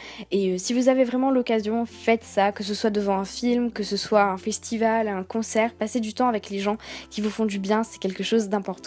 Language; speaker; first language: French; native; French